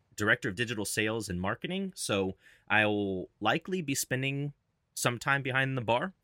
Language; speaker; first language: English; native; English